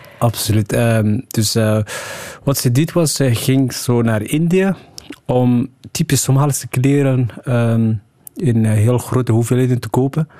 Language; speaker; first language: Dutch; early bilingual, other home language; Somali